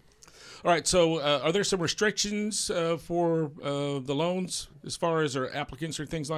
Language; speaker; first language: English; native; English